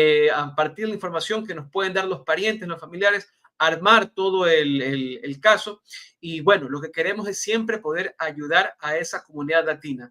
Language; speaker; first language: Spanish; native; Spanish